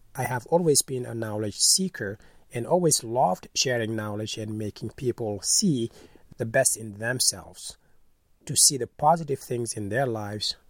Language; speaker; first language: English; non-native, fluent; Wolof